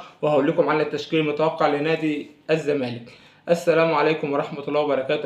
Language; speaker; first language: Arabic; native; Arabic